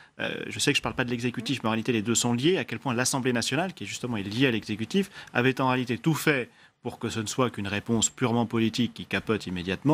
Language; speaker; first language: French; native; French